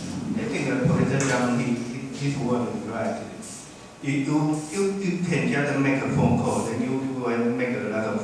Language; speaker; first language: English; non-native, fluent; Chinese